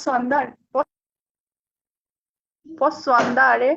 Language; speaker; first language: Italian; non-native, learner; Bangla